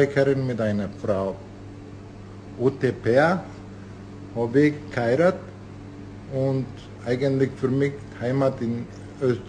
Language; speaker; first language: German; non-native, learner; Turkish